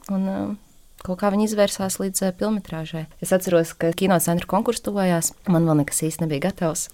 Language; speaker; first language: Latvian; native; Latvian